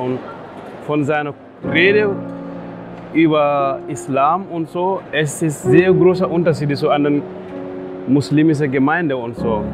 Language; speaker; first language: German; non-native, learner; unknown